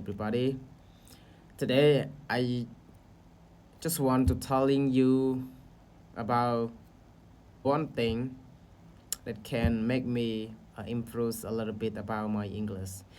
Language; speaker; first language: English; non-native, learner; Khmer